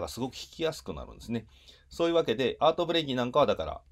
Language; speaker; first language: Japanese; native; Japanese